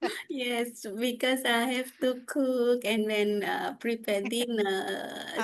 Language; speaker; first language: English; non-native, learner; Indonesian